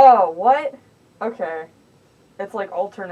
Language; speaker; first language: English; native; English